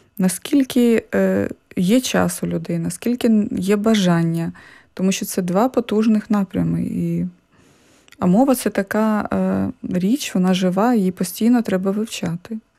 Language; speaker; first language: Ukrainian; native; Ukrainian